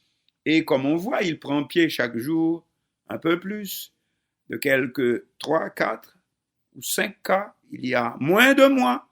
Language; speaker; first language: French; non-native, local second language; Haitian Creole